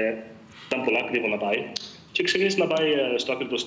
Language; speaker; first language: Greek; early bilingual, other home language; English